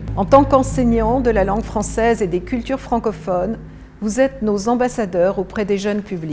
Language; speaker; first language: French; native; French